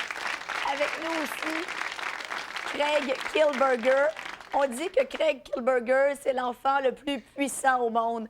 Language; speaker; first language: French; native; French